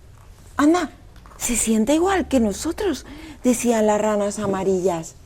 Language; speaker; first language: Spanish; native; Spanish